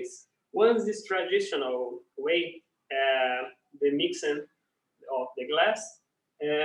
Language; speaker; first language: English; non-native, learner; Portuguese